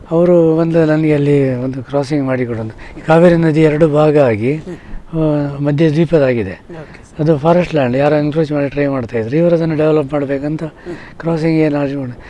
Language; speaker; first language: Kannada; native; Kannada